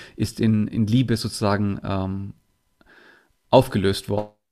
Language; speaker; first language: German; native; German